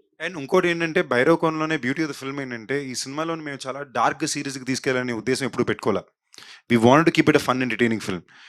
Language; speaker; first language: Telugu; native; Telugu